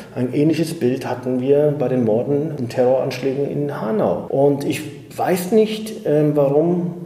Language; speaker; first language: German; native; German